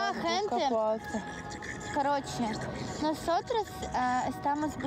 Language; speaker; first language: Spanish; non-native, learner; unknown